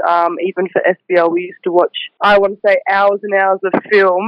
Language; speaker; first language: English; native; English